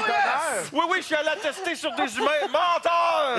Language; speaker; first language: French; native; French